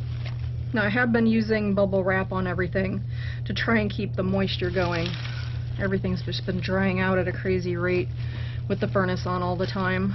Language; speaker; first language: English; native; English